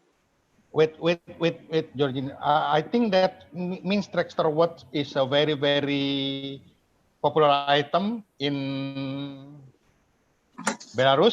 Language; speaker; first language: English; non-native, fluent; Indonesian